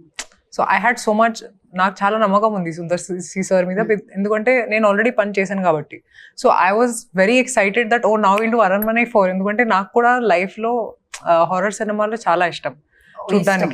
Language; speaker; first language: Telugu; non-native, local second language; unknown